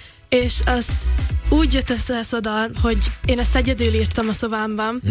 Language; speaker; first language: Hungarian; early bilingual, heritage; Hungarian